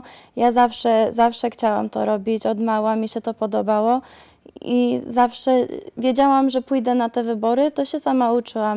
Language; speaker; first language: Polish; early bilingual, heritage; Polish